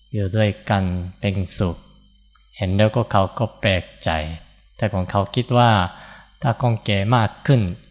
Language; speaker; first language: Thai; non-native, fluent; Japanese